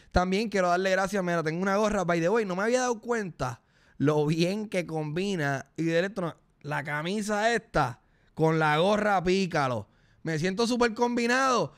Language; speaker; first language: Spanish; native; Spanish